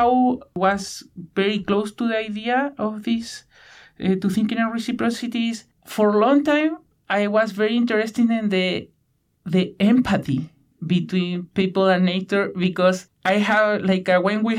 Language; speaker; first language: English; non-native, learner; Spanish